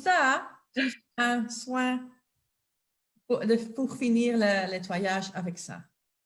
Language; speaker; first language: French; non-native, local second language; Dutch